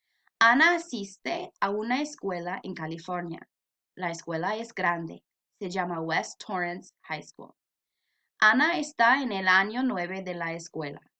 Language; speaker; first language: Spanish; non-native, fluent; English